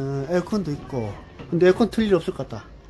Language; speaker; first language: Korean; native; Korean